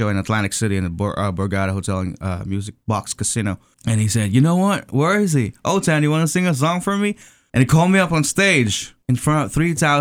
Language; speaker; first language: English; non-native, local second language; Filipino